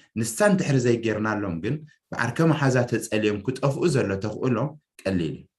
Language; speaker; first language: Tigrinya; native; Tigrinya